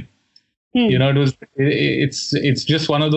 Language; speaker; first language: English; non-native, local second language; Hindi